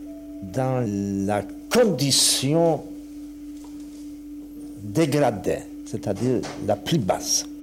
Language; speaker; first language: French; non-native, fluent; Polish